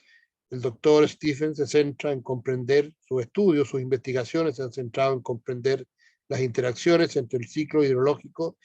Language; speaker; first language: Spanish; native; Spanish